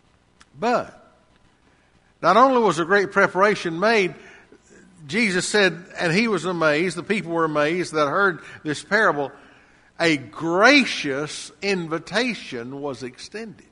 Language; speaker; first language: English; native; English